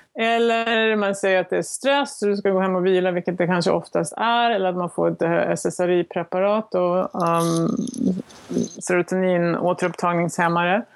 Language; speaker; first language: Swedish; native; Swedish